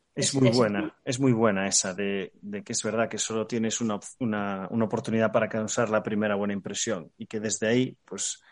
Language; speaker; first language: Spanish; native; Spanish